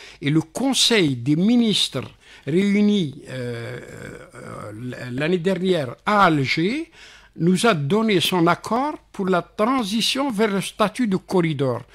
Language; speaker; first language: French; non-native, local second language; Arabic